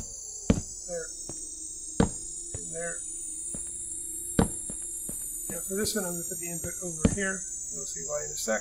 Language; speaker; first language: English; native; English